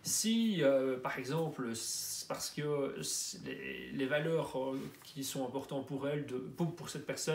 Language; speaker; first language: French; native; French